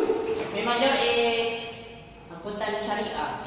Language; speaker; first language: English; non-native, learner; Indonesian